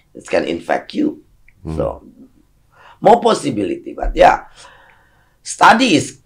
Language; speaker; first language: English; non-native, fluent; Indonesian